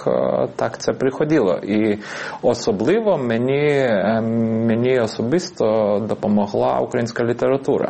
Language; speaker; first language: Ukrainian; non-native, fluent; Lithuanian